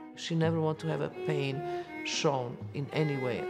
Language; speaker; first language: English; non-native, fluent; Serbian